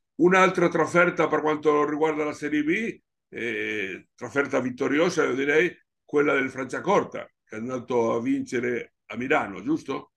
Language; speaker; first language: Italian; non-native, fluent; Spanish